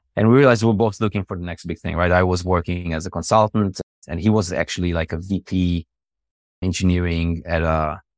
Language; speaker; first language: English; non-native, fluent; Hebrew